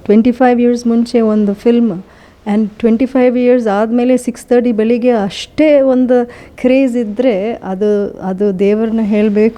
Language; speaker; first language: Kannada; non-native, learner; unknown